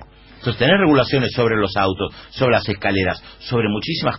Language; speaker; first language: Spanish; native; Spanish